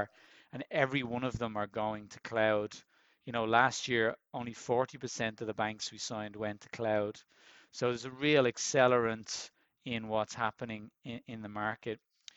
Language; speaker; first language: English; native; English